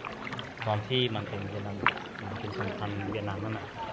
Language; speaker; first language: Thai; non-native, learner; Hmong